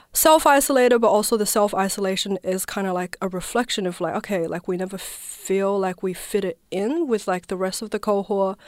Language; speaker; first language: English; non-native, fluent; Chinese